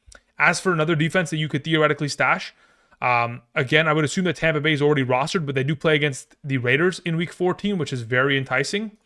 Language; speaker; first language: English; native; English